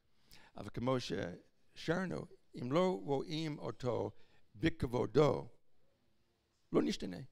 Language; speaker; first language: Hebrew; non-native, fluent; English